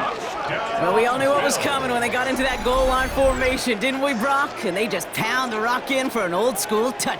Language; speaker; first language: English; native; English